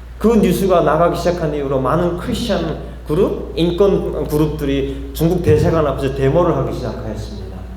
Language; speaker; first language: Korean; native; Korean